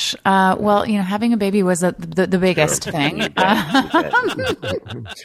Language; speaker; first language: English; native; English